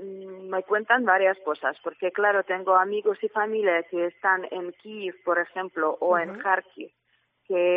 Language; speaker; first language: Spanish; non-native, fluent; Ukrainian